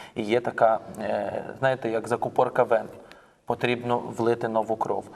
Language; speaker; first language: Ukrainian; native; Ukrainian